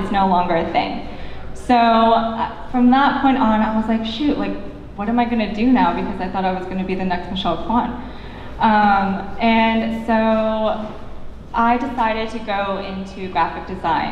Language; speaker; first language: English; native; English